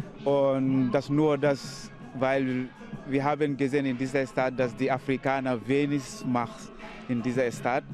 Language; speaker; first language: German; non-native, learner; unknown